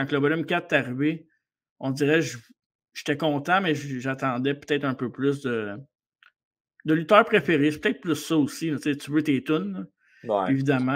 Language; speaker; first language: French; native; French